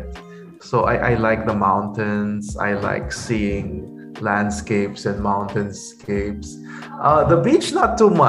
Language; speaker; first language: English; non-native, local second language; Pampanga